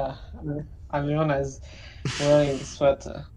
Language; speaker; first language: English; non-native, learner; Arabic